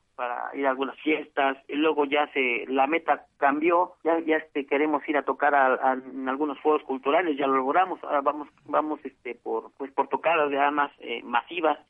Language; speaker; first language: Spanish; native; Spanish